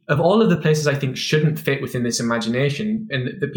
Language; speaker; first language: English; native; English